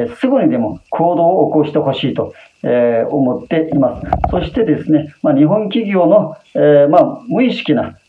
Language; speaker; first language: Japanese; non-native, fluent; Uyghur